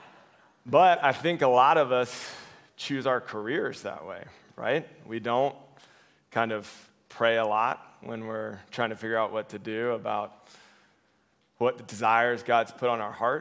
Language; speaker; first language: English; native; English